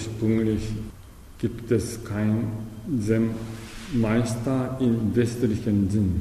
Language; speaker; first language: German; non-native, learner; Japanese